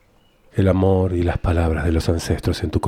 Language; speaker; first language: Spanish; native; Spanish